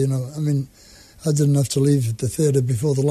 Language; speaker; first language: English; native; English